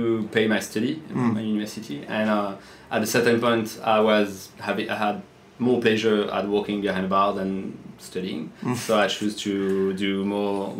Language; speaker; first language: English; non-native, fluent; French